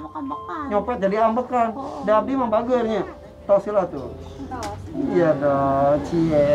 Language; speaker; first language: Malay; non-native, local second language; Sundanese